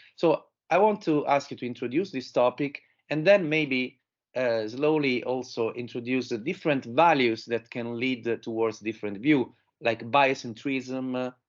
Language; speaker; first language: English; non-native, fluent; Italian